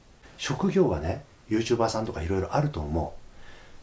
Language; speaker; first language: Japanese; native; Japanese